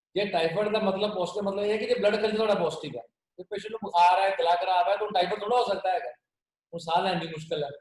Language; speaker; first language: Hindi; non-native, local second language; Punjabi